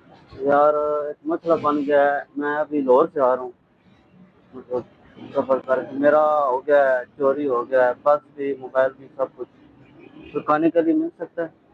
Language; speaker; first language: Hindi; non-native, local second language; Punjabi